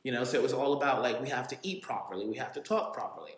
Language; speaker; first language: English; native; English